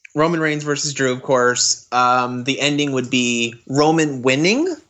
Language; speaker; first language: English; native; English